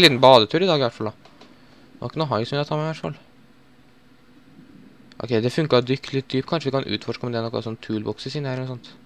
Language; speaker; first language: Norwegian; native; Norwegian